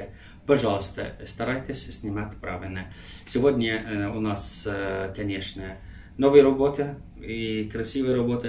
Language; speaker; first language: Russian; non-native, learner; Arabic